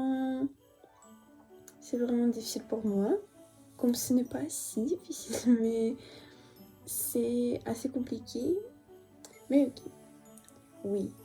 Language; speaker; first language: French; non-native, fluent; Russian